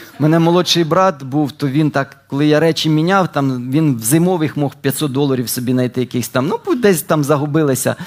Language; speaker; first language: Ukrainian; native; Ukrainian